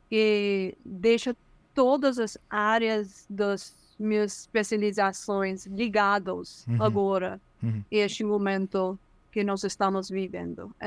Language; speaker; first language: Portuguese; non-native, fluent; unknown